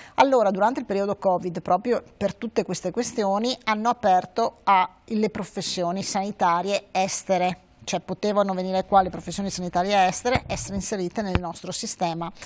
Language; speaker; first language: Italian; native; Italian